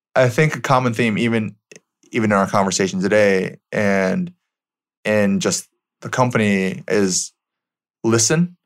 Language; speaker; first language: English; native; English